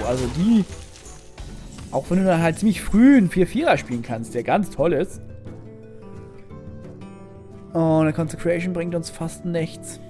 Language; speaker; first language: German; native; German